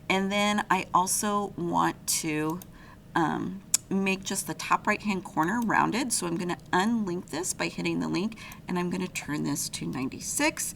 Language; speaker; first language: English; native; English